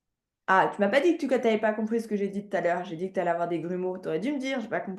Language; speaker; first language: French; native; French